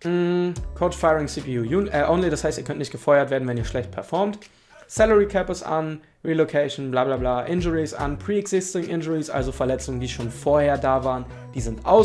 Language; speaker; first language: German; native; German